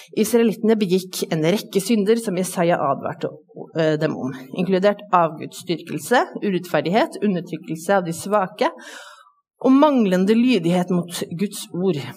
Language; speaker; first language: Norwegian; native; Norwegian